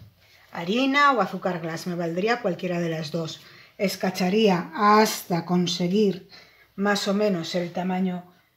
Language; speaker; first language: Spanish; native; Spanish